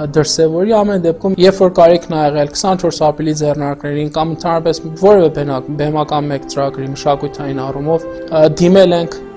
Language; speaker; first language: Armenian; early bilingual, heritage; Armenian